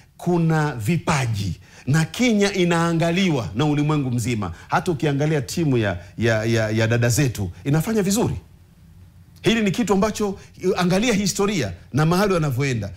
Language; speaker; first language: Swahili; native; Swahili